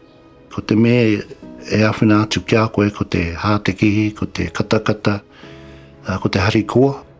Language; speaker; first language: Māori; non-native, local second language; English